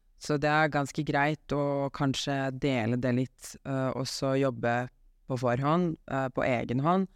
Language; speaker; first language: Norwegian; non-native, fluent; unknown